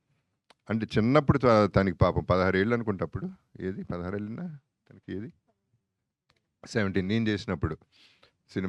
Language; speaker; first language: Telugu; native; Telugu